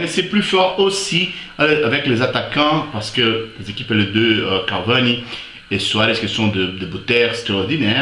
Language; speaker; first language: French; non-native, fluent; Portuguese